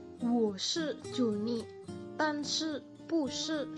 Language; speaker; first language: Chinese; non-native, learner; Indonesian